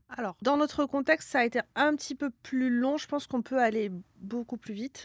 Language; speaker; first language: French; native; French